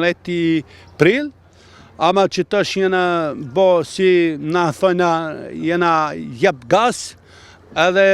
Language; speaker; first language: Albanian; non-native, local second language; Croatian